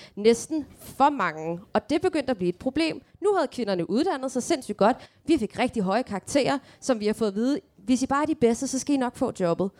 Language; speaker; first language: Danish; early bilingual, other home language; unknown